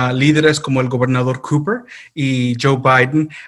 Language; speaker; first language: Spanish; early bilingual, heritage; Spanish